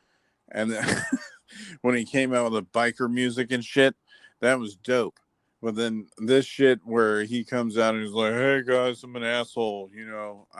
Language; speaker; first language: English; native; English